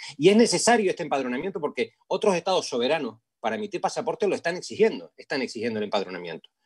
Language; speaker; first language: Spanish; native; Spanish